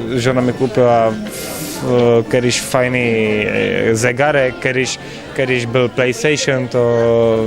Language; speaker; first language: Polish; non-native, learner; Czech